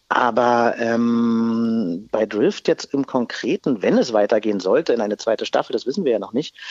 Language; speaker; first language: German; native; German